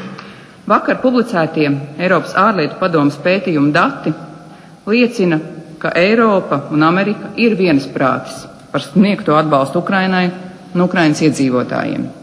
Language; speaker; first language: Latvian; native; Latvian